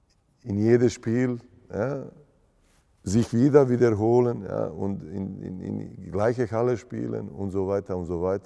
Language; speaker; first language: German; non-native, fluent; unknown